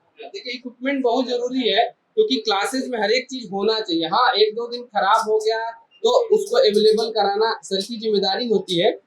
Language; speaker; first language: Hindi; native; Hindi